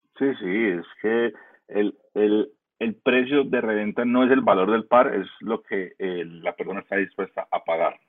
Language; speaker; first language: Spanish; early bilingual, heritage; Spanish